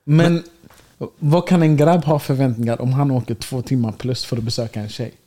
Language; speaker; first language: Swedish; early bilingual, other home language; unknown